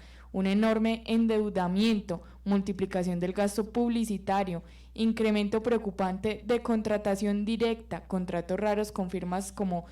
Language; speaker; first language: Spanish; native; Spanish